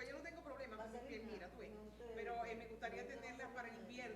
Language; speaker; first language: Spanish; native; Spanish